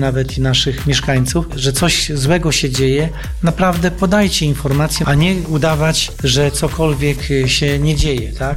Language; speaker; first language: Polish; native; Polish